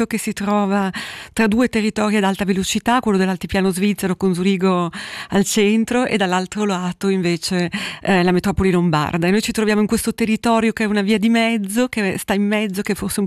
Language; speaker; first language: Italian; native; Italian